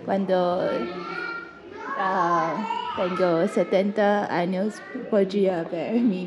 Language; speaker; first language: Spanish; non-native, learner; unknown